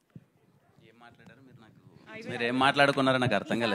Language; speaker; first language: Telugu; native; Telugu